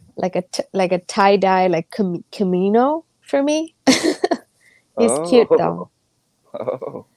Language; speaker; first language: English; non-native, local second language; Gujarati